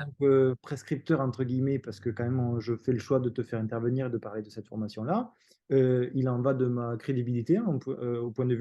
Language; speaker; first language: French; native; French